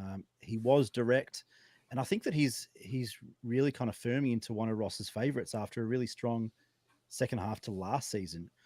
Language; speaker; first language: English; native; English